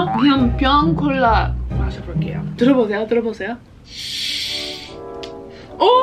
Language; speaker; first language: Korean; non-native, fluent; English